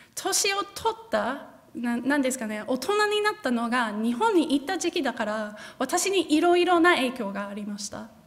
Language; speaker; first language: Japanese; non-native, fluent; English